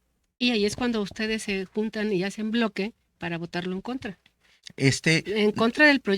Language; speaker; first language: Spanish; native; Spanish